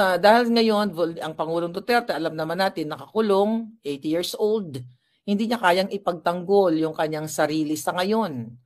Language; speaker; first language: Filipino; non-native, local second language; Hiligaynon